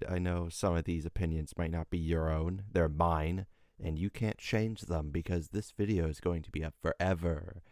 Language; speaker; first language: English; native; English